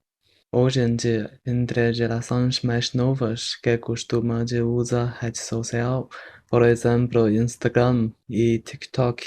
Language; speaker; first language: Portuguese; non-native, fluent; Chinese